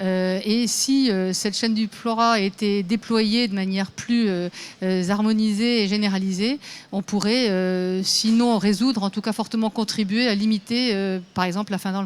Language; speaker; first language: French; native; French